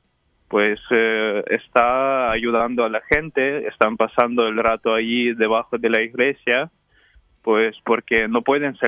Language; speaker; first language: Spanish; non-native, fluent; Ukrainian